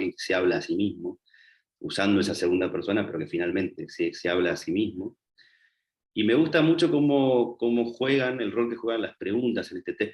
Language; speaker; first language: Spanish; native; Spanish